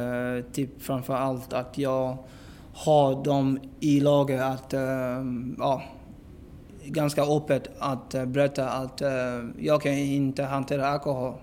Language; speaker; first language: Swedish; non-native, fluent; English